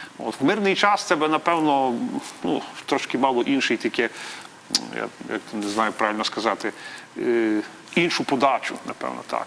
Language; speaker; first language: Ukrainian; native; Ukrainian